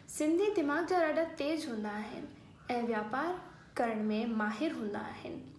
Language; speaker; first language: Sindhi; early bilingual, heritage; Sindhi